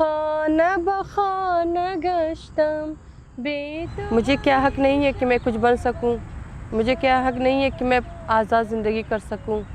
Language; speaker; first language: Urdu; non-native, fluent; Persian